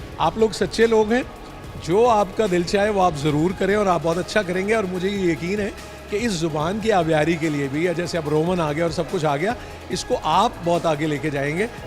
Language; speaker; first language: Urdu; native; Urdu